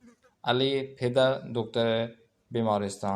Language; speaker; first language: Persian; non-native, learner; Urdu